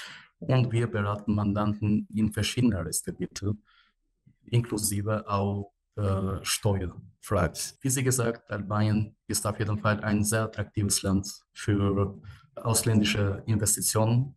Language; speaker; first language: German; non-native, fluent; Albanian